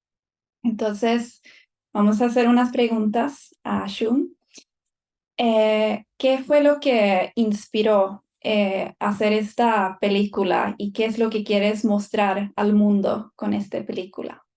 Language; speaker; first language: Spanish; non-native, fluent; Swedish